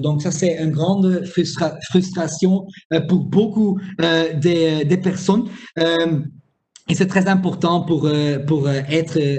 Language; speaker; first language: French; non-native, local second language; Dutch